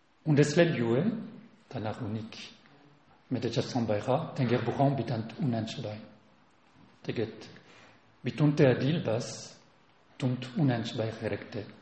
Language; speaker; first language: Mongolian; non-native, learner; French